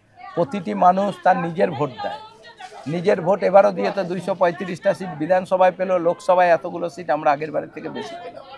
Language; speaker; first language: Bangla; native; Bangla